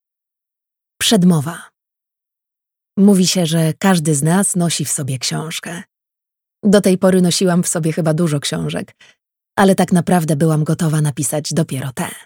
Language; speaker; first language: Polish; native; Polish